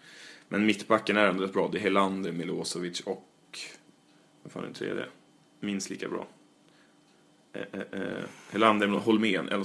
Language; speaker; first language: Swedish; native; Swedish